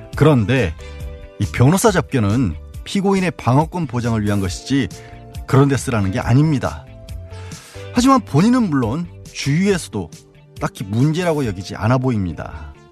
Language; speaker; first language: Korean; native; Korean